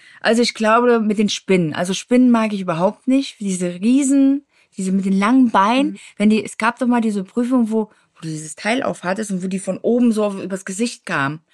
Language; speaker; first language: German; native; German